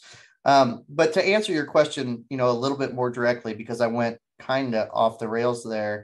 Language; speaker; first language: English; native; English